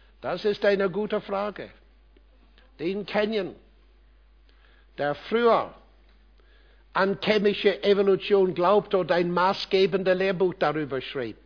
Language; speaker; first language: German; non-native, fluent; English